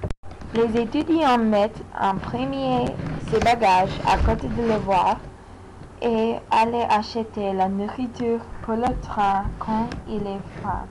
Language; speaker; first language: French; non-native, learner; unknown